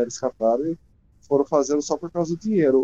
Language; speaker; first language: Portuguese; native; Portuguese